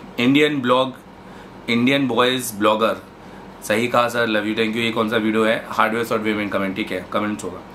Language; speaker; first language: Hindi; native; Hindi